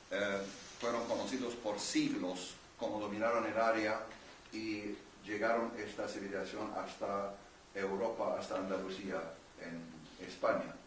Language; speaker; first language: Spanish; non-native, fluent; Arabic